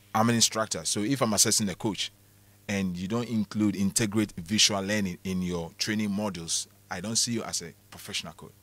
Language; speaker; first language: English; non-native, local second language; Akan